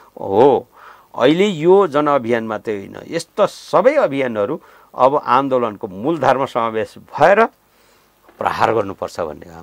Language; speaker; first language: Nepali; native; Nepali